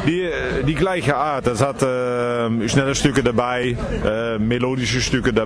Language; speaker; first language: German; non-native, fluent; Dutch